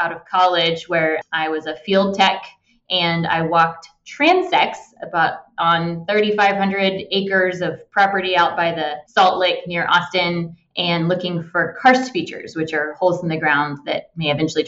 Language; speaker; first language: English; native; English